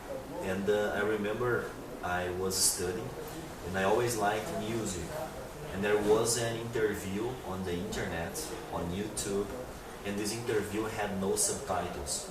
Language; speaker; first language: English; non-native, fluent; Portuguese